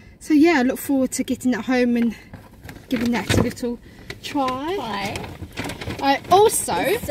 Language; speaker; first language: English; native; English